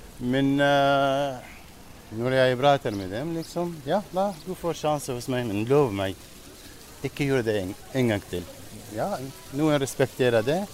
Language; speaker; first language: Norwegian; non-native, learner; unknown